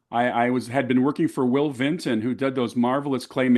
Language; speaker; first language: English; native; English